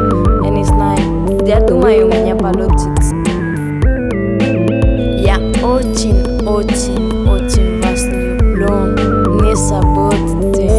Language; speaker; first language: Russian; non-native, learner; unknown